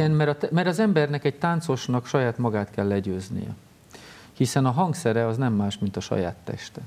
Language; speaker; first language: Hungarian; native; Hungarian